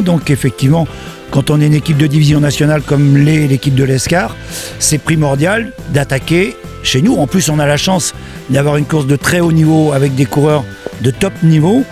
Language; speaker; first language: French; native; French